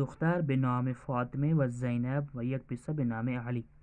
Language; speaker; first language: Persian; non-native, fluent; Urdu